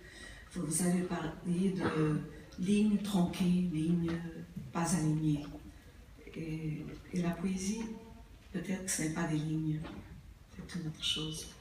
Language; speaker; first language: French; non-native, fluent; Portuguese